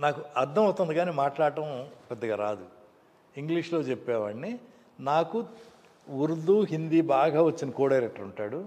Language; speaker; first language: Telugu; native; Telugu